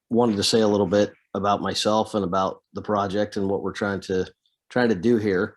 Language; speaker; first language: English; native; English